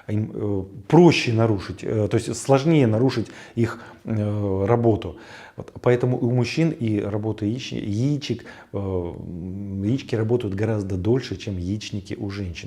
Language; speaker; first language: Russian; native; Russian